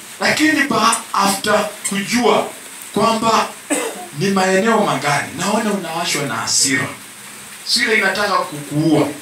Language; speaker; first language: Swahili; non-native, local second language; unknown